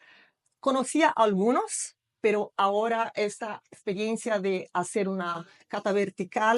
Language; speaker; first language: Spanish; non-native, fluent; Portuguese